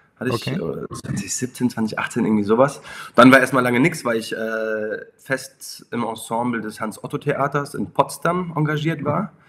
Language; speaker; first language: German; native; German